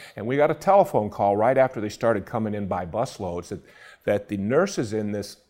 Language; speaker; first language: English; native; English